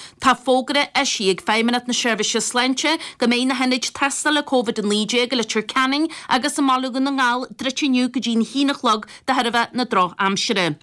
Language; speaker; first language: Irish; native; Irish